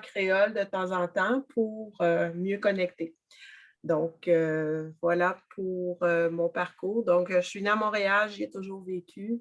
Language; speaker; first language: French; native; French